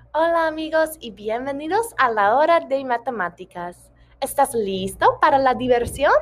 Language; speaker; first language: Spanish; non-native, fluent; English